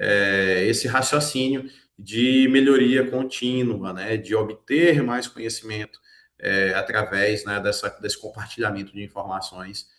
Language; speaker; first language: Portuguese; native; Portuguese